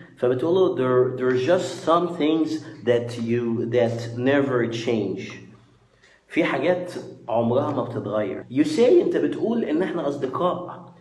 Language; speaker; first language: Arabic; native; Arabic